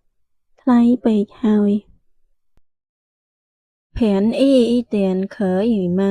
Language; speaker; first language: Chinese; non-native, fluent; Khmer